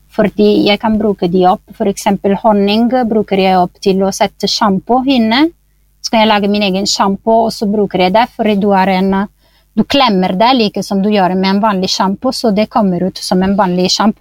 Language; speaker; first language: Norwegian; non-native, fluent; Italian